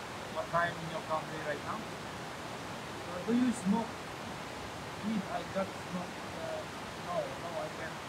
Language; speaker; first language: English; non-native, local second language; Filipino